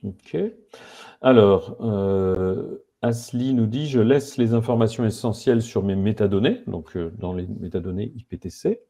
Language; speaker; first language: French; native; French